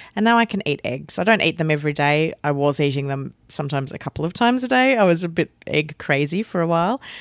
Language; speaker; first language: English; native; English